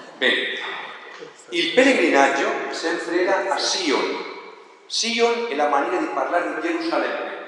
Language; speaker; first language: Italian; non-native, fluent; Spanish